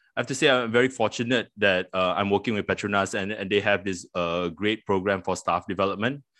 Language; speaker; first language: English; non-native, local second language; Malay